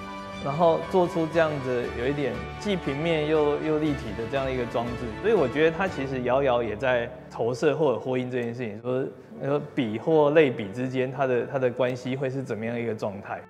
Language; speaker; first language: Chinese; native; Chinese